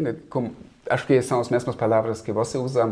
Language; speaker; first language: Portuguese; non-native, fluent; German